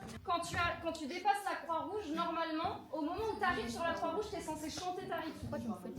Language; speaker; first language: French; native; French